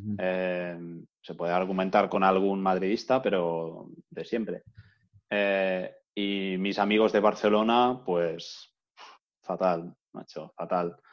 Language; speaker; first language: Spanish; non-native, fluent; English